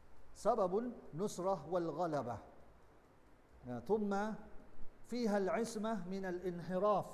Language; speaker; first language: Arabic; non-native, learner; Indonesian